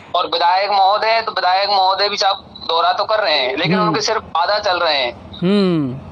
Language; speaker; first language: Hindi; native; Hindi